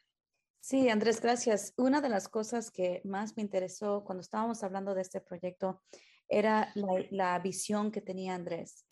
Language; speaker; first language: Spanish; early bilingual, heritage; Spanish